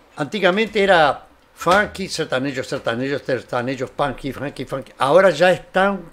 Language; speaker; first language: Portuguese; non-native, fluent; Spanish